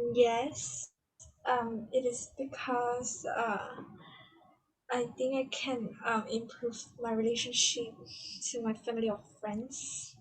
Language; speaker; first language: English; non-native, learner; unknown